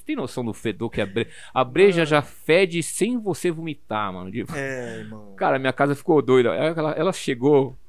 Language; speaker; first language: Portuguese; native; Portuguese